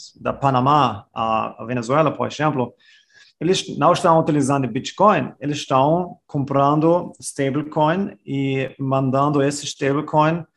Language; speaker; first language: Portuguese; non-native, fluent; German